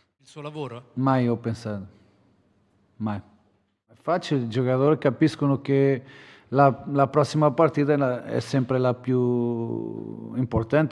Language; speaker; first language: Italian; non-native, fluent; Portuguese